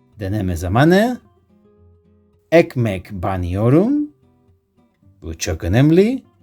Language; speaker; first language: Turkish; non-native, learner; Spanish